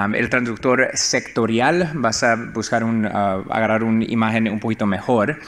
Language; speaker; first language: Spanish; early bilingual, heritage; Spanish